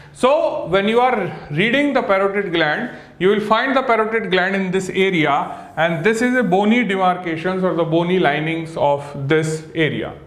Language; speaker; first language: English; non-native, local second language; Hindi